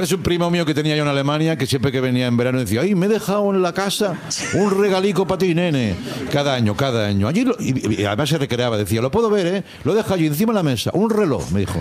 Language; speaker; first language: Spanish; native; Spanish